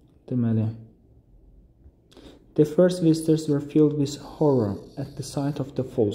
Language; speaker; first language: English; non-native, fluent; Azerbaijani